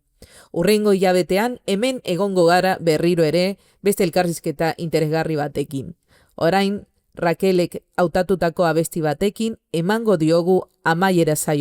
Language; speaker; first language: Basque; non-native, fluent; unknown